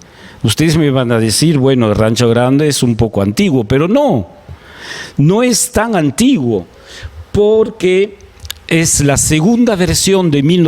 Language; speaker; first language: Spanish; non-native, fluent; French